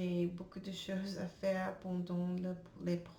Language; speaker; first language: French; non-native, learner; English